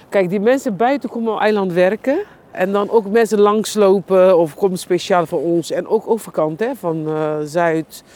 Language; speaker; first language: Dutch; non-native, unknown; Turkish